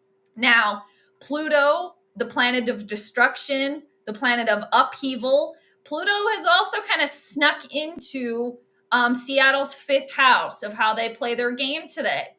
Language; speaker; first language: English; native; English